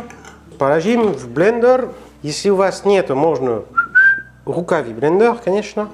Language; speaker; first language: Russian; non-native, learner; French